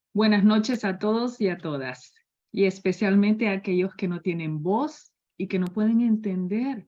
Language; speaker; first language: English; non-native, fluent; Spanish